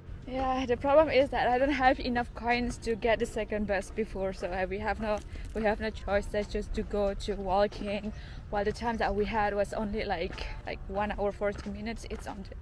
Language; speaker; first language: English; non-native, learner; Indonesian